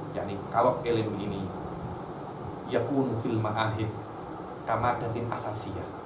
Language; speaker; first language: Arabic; non-native, fluent; Indonesian